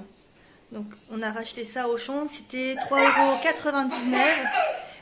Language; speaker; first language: French; native; French